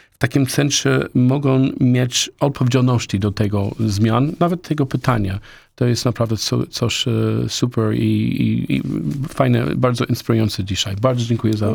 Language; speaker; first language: Polish; non-native, learner; English